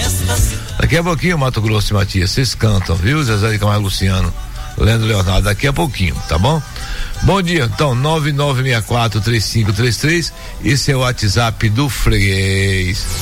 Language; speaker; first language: Portuguese; native; Portuguese